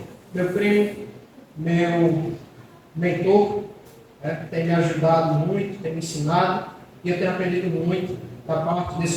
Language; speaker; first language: Portuguese; native; Portuguese